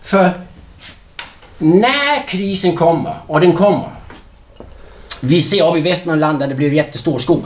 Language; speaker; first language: Swedish; non-native, fluent; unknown